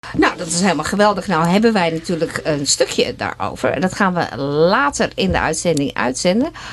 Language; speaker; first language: Dutch; native; Dutch